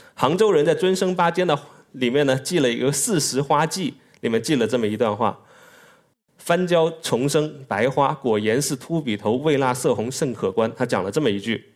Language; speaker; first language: Chinese; native; Chinese